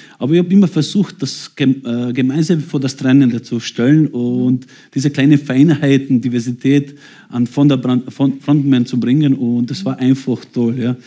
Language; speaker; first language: German; non-native, fluent; Bosnian